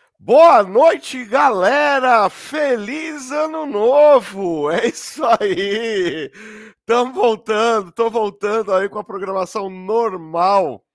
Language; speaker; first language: Portuguese; native; Portuguese